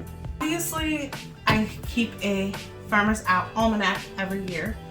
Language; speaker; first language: English; native; English